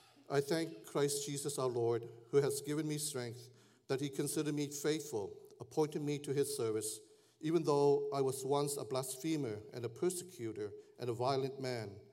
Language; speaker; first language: English; early bilingual, other home language; Vietnamese